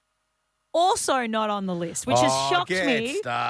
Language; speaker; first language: English; native; English